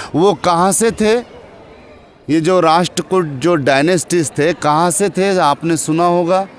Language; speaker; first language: Hindi; non-native, local second language; Marathi